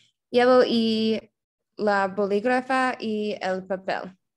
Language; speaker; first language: Spanish; non-native, learner; English